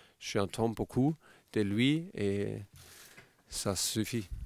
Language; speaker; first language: French; non-native, fluent; German